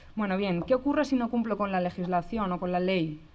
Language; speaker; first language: Spanish; native; Spanish